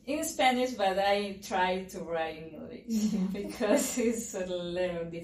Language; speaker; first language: English; non-native, learner; Spanish